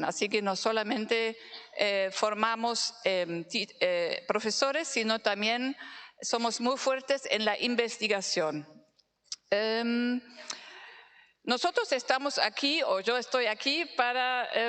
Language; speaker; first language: Spanish; non-native, fluent; German